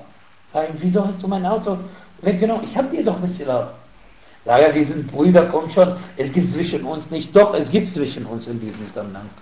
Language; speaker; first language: German; non-native, fluent; Arabic